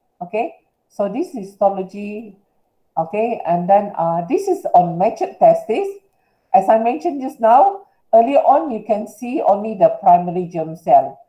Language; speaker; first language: English; non-native, local second language; Malay